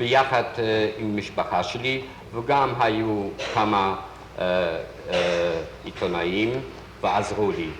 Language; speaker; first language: Hebrew; non-native, learner; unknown